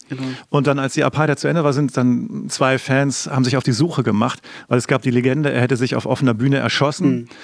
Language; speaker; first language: German; native; German